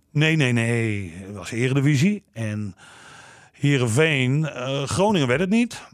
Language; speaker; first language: Dutch; native; Dutch